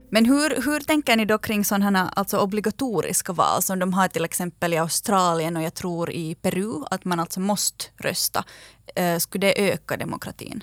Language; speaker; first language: Swedish; native; Swedish